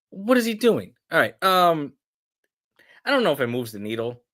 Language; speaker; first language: English; native; English